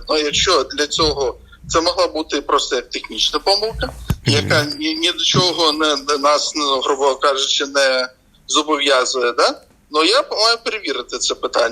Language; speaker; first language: Ukrainian; non-native, local second language; Russian